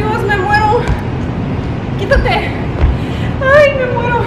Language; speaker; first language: Spanish; native; Spanish